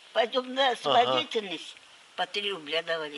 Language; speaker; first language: Russian; native; Russian